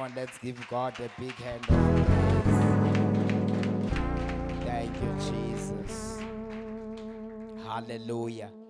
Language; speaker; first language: English; non-native, local second language; Xhosa